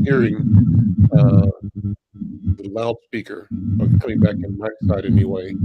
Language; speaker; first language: English; native; English